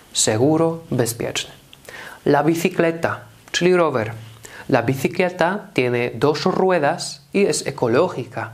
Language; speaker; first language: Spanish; non-native, fluent; Polish